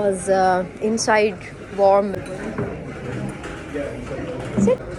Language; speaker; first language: English; non-native, learner; Urdu